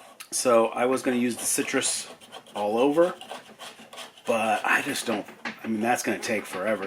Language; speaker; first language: English; native; English